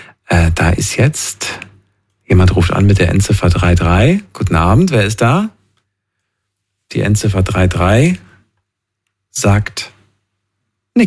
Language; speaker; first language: German; native; German